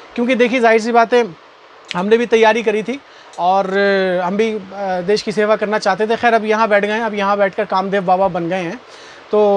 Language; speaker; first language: Hindi; native; Hindi